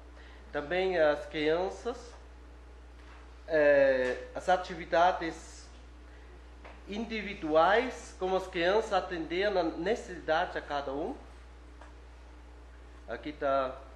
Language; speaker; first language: Portuguese; non-native, fluent; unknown